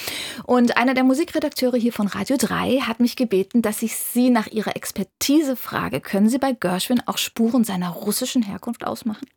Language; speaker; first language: German; native; German